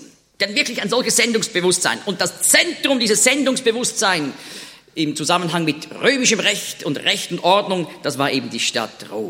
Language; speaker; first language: German; native; German